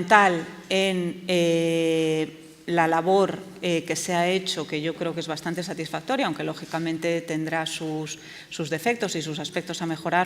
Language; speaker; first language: Spanish; native; Spanish